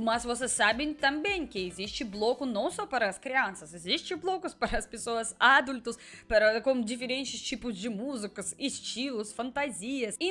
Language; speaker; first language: Portuguese; non-native, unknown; Russian